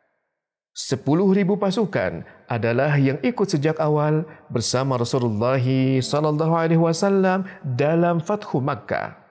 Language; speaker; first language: Indonesian; native; Indonesian